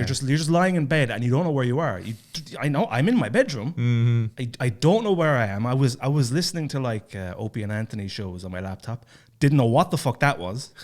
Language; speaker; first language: English; native; English